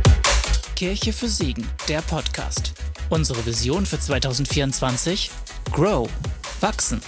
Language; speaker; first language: German; native; German